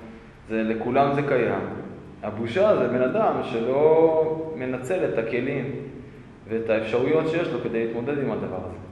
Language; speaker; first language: Hebrew; native; Hebrew